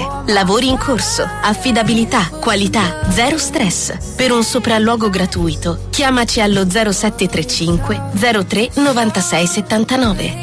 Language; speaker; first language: Italian; native; Italian